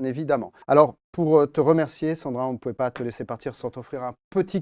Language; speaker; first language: French; native; French